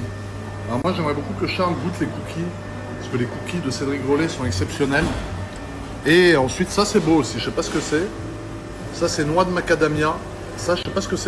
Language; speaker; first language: French; native; French